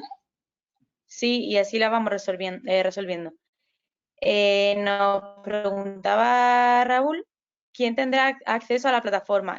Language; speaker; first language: Spanish; native; Spanish